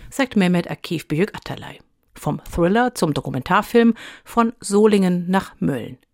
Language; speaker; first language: German; native; German